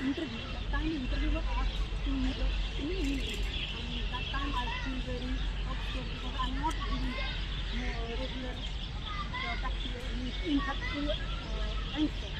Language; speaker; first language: English; non-native, learner; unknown